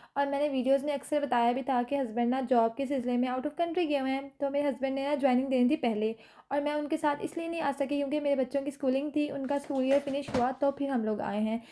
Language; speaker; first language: Urdu; native; Urdu